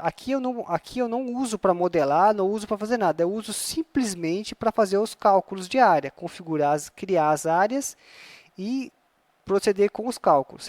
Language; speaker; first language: Portuguese; native; Portuguese